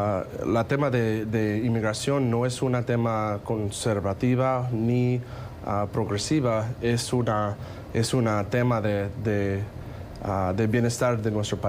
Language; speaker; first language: Spanish; non-native, fluent; English